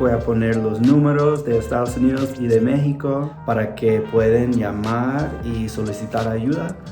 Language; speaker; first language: Spanish; non-native, fluent; English